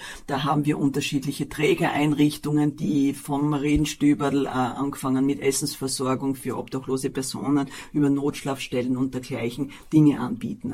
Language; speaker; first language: German; native; German